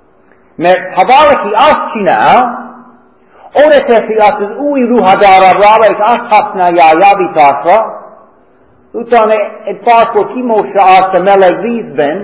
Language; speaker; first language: Hungarian; non-native, fluent; English